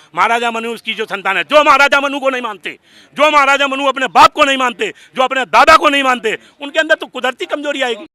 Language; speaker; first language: Hindi; native; Hindi